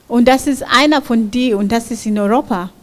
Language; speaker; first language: German; non-native, fluent; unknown